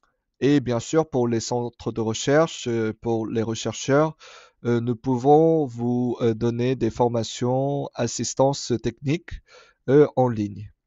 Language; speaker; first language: French; non-native, fluent; Korean